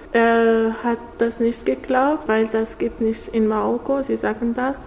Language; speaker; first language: German; non-native, learner; Arabic